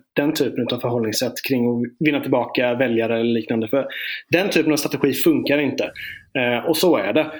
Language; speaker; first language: Swedish; native; Swedish